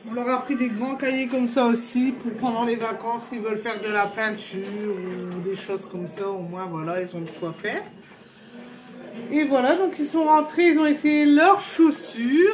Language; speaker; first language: French; native; French